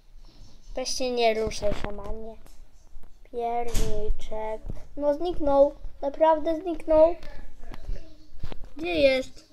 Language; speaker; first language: Polish; native; Polish